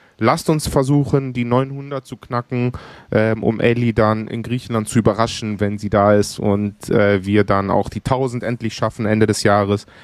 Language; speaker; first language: German; early bilingual, other home language; Greek